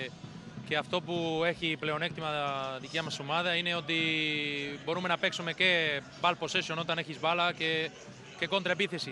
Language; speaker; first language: Greek; non-native, fluent; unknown